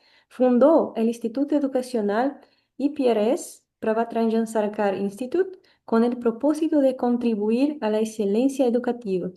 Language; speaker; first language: Spanish; non-native, fluent; Portuguese